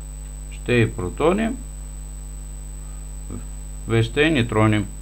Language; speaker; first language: Hebrew; non-native, fluent; Russian